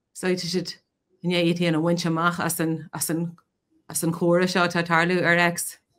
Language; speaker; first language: Irish; native; Irish